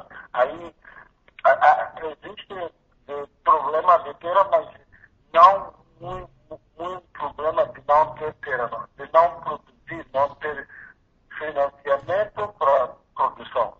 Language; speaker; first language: Spanish; non-native, learner; Portuguese